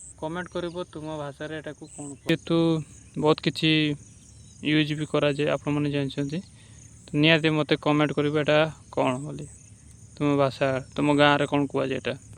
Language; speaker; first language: Odia; non-native, local second language; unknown